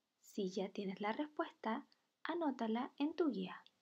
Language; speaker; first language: Spanish; native; Spanish